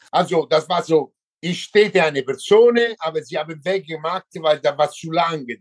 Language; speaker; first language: German; non-native, learner; Italian